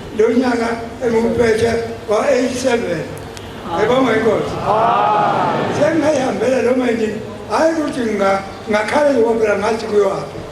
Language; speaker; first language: Zulu; native; Zulu